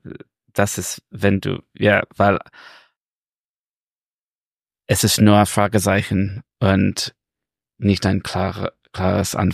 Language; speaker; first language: German; non-native, learner; English